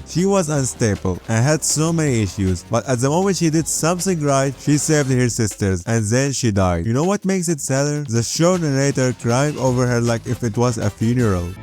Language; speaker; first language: English; non-native, fluent; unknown